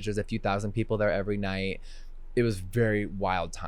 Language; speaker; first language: English; native; English